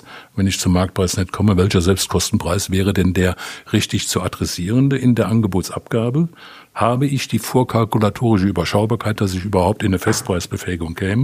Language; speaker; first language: German; native; German